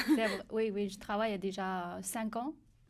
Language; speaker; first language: French; non-native, learner; Chinese